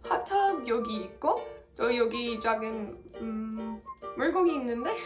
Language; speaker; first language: Korean; non-native, fluent; English